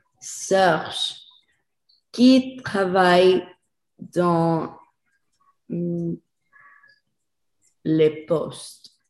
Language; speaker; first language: French; non-native, learner; Spanish